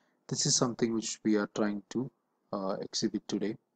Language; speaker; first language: English; non-native, local second language; Malayalam